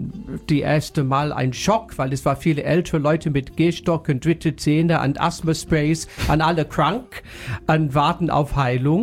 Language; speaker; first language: German; non-native, fluent; English